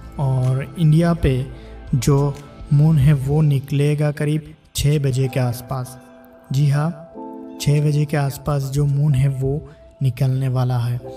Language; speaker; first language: Hindi; native; Hindi